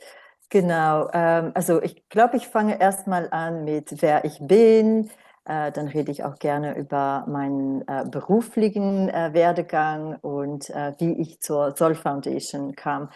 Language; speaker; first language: German; non-native, fluent; Romanian